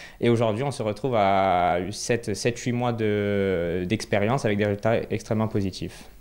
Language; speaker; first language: French; native; French